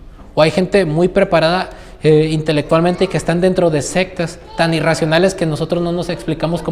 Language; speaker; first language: Spanish; native; Spanish